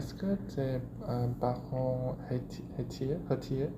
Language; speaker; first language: French; non-native, learner; Chinese